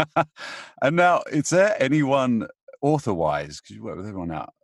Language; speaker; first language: English; native; English